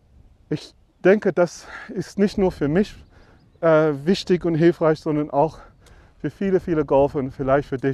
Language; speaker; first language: German; non-native, fluent; English